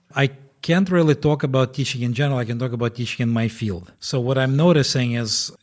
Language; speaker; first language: English; non-native, fluent; Ukrainian